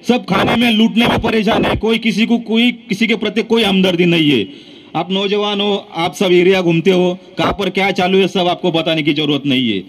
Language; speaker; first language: Hindi; non-native, local second language; Marathi